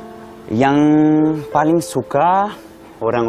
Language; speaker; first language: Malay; non-native, learner; French